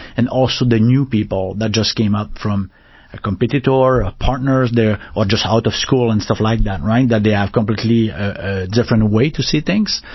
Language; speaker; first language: English; non-native, fluent; French